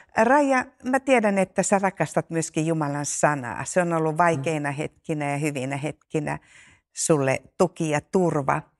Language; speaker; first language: Finnish; native; Finnish